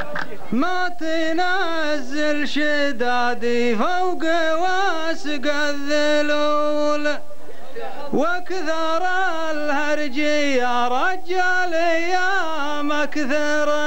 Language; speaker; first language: Arabic; native; Arabic